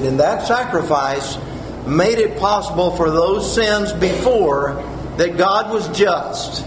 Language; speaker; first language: English; native; English